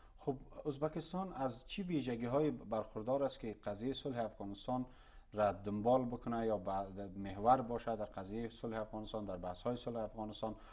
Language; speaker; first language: Persian; native; Persian